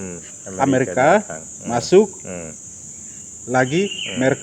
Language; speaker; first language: Indonesian; non-native, fluent; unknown